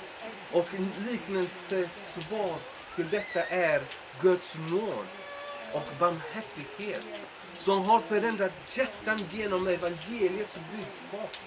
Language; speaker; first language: Swedish; non-native, fluent; Spanish